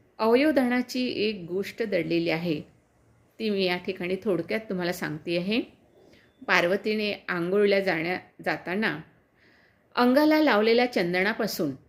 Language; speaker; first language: Marathi; native; Marathi